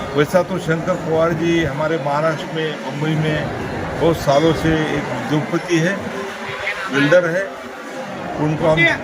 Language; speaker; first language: Hindi; non-native, local second language; Marathi